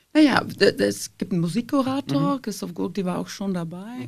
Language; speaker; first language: German; non-native, fluent; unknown